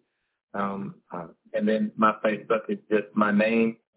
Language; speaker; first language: English; native; English